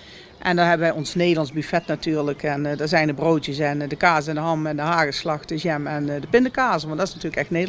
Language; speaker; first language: Dutch; native; Dutch